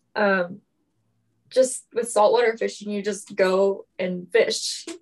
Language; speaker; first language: English; native; English